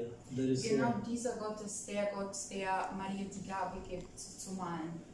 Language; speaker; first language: German; non-native, fluent; Bulgarian